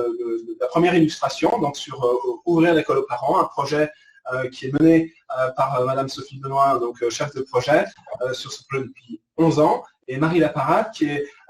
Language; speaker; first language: French; native; French